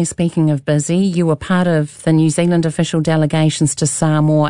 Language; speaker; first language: English; native; English